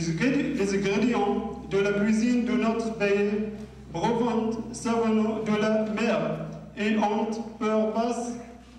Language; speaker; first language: French; non-native, learner; Arabic